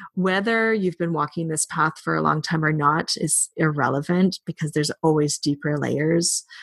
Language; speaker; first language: English; native; English